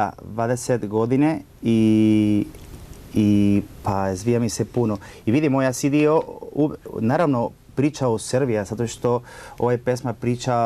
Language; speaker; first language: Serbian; non-native, learner; Spanish